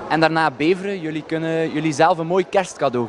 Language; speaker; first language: Dutch; native; Dutch